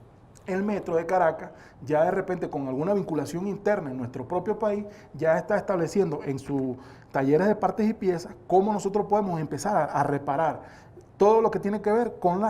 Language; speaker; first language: Spanish; native; Spanish